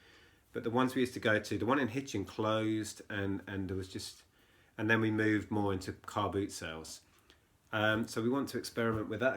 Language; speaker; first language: English; native; English